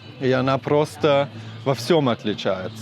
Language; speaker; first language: Russian; non-native, fluent; German